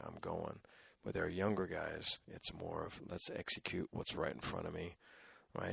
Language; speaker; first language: English; native; English